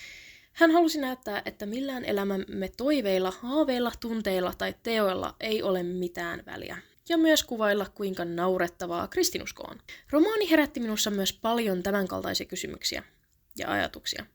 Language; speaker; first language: Finnish; native; Finnish